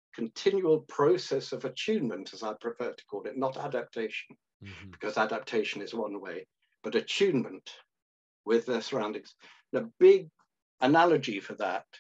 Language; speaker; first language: English; native; English